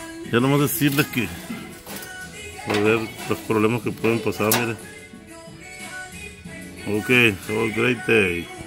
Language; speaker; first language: Spanish; native; Spanish